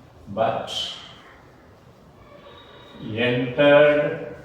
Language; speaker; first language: English; non-native, local second language; Tamil